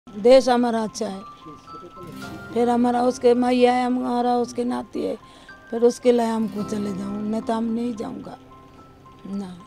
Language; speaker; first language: Hindi; non-native, learner; Bangla